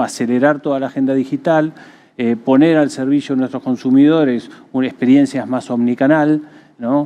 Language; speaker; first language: Spanish; native; Spanish